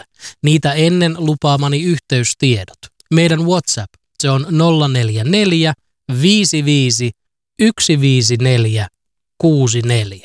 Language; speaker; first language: Finnish; native; Finnish